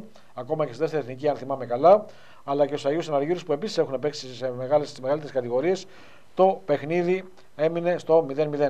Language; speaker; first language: Greek; native; Greek